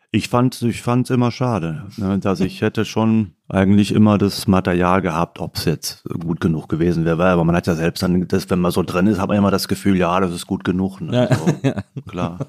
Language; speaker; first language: German; non-native, local second language; Limburgish